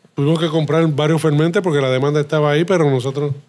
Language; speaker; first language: Spanish; native; Spanish